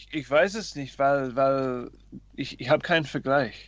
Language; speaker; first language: German; non-native, fluent; English